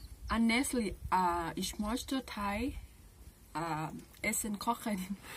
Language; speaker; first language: German; non-native, learner; Thai